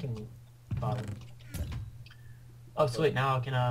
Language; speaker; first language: English; native; English